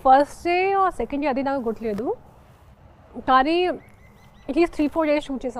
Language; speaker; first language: Telugu; non-native, fluent; Hindi